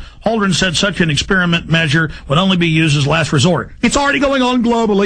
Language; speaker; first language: English; native; English